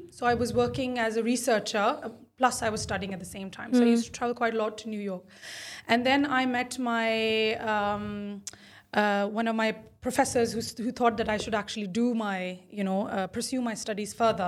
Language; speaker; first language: English; non-native, local second language; Urdu